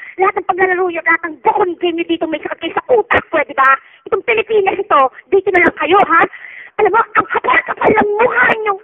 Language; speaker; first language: Filipino; native; Filipino